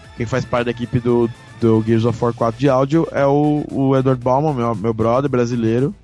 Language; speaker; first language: Portuguese; native; Portuguese